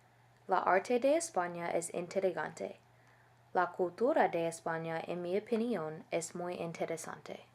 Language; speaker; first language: Spanish; non-native, learner; English